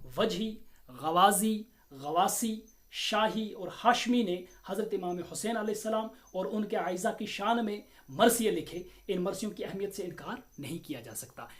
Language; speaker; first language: Urdu; non-native, local second language; Kashmiri